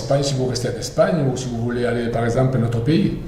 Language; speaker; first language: French; non-native, fluent; Spanish